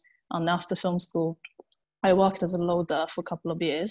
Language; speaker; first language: English; non-native, fluent; Japanese